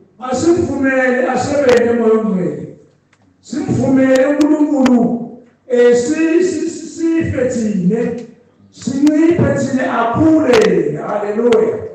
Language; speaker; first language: Zulu; non-native, local second language; Swati